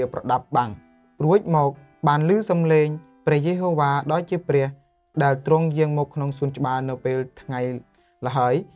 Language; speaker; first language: Khmer; native; Khmer